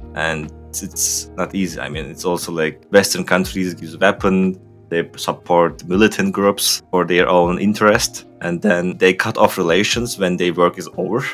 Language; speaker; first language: English; non-native, fluent; Turkish